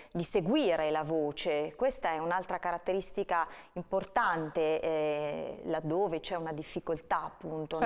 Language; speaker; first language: Italian; native; Italian